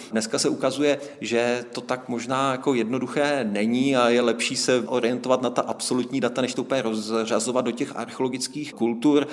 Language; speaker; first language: Czech; native; Czech